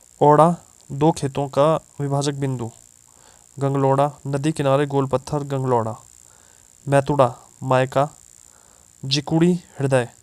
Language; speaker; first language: Hindi; native; Hindi